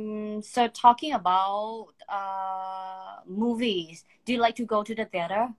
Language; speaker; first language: English; non-native, fluent; Thai